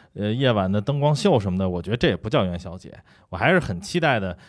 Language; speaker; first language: Chinese; native; Chinese